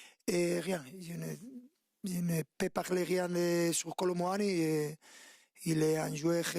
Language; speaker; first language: French; non-native, fluent; Spanish